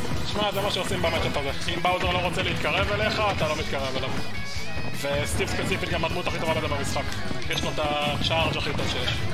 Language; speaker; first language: Hebrew; native; Hebrew